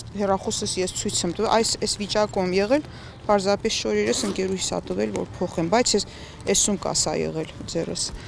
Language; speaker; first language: Armenian; native; Armenian